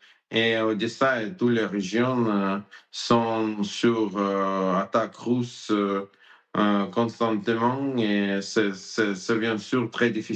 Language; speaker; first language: French; non-native, learner; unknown